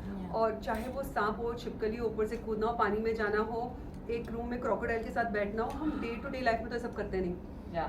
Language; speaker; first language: Hindi; native; Hindi